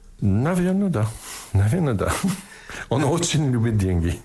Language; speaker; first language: Russian; non-native, fluent; English